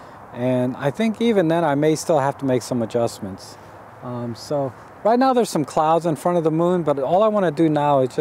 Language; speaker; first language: English; native; English